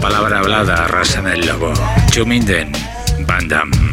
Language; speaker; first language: Spanish; native; Spanish